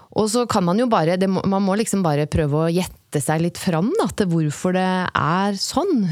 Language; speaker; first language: Norwegian; native; Norwegian